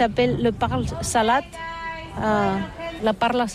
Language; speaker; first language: French; non-native, learner; Catalan